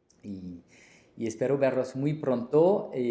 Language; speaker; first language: Spanish; non-native, fluent; French